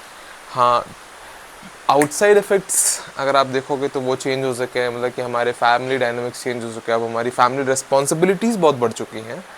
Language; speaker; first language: Hindi; native; Hindi